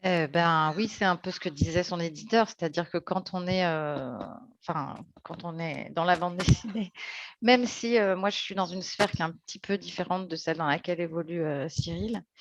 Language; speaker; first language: French; native; French